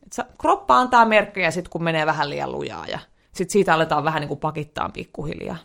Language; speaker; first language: Finnish; native; Finnish